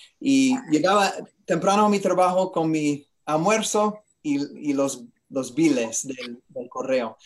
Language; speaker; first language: Spanish; non-native, learner; English